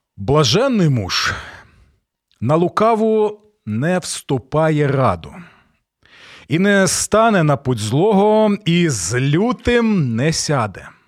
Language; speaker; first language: Ukrainian; non-native, local second language; Russian